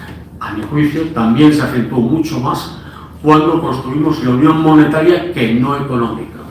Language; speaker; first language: Spanish; native; Spanish